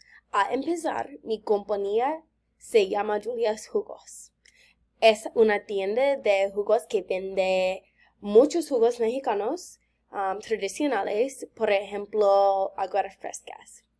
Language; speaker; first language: Spanish; non-native, learner; English